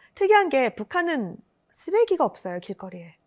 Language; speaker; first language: Korean; native; Korean